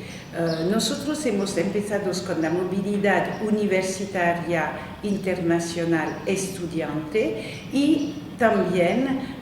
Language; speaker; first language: Spanish; non-native, fluent; French